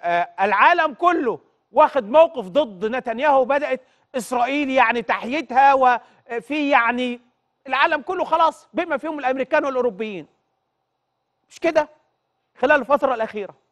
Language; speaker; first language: Arabic; native; Arabic